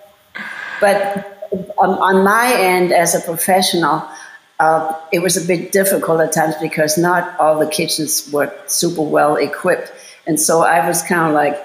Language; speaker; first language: English; non-native, fluent; German